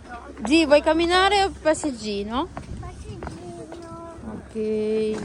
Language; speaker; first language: Italian; non-native, fluent; Filipino